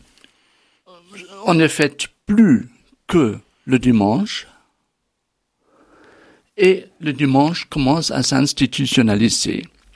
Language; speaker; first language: French; non-native, fluent; German